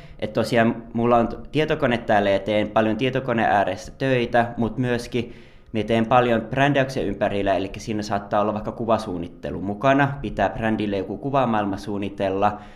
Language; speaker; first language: Finnish; native; Finnish